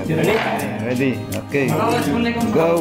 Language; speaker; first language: English; non-native, learner; Filipino